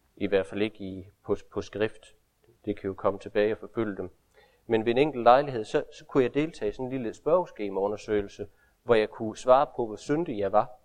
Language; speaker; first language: Danish; native; Danish